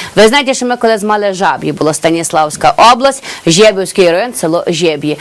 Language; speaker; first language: Ukrainian; native; Ukrainian